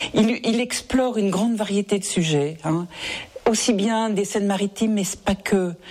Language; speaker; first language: French; native; French